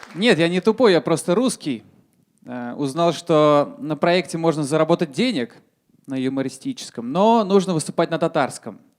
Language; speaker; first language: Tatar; non-native, local second language; Russian